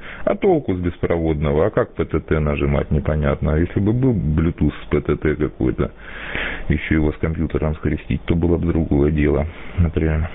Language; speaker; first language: Russian; native; Russian